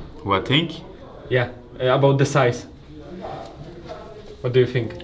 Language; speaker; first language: English; non-native, learner; Polish